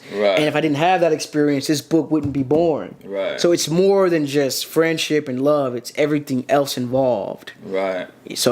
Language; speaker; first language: English; native; English